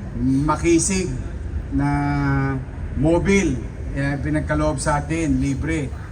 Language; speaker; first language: Filipino; native; Filipino